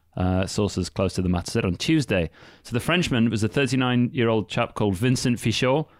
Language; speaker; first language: English; native; English